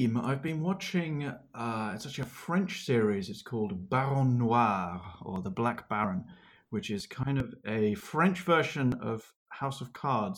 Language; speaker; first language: English; native; English